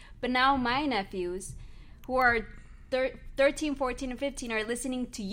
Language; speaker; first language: English; early bilingual, other home language; Spanish